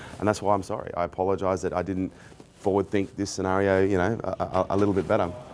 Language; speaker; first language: English; native; English